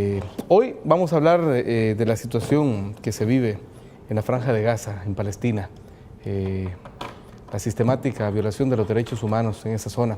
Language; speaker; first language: Spanish; native; Spanish